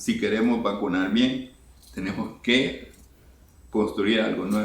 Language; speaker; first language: Spanish; native; Spanish